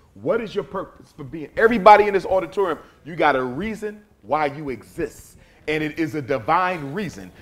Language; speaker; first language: English; native; English